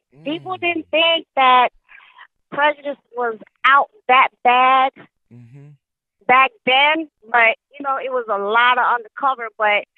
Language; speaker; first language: English; native; English